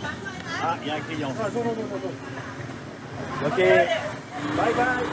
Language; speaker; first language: French; native; French